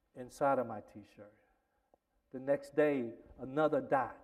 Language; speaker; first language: English; native; English